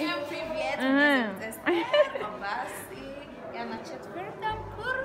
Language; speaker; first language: Russian; non-native, learner; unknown